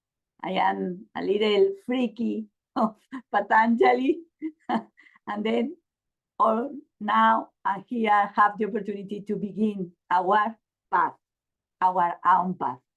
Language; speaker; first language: English; non-native, learner; Spanish